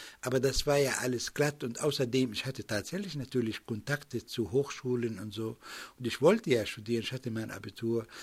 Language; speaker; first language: German; non-native, fluent; Arabic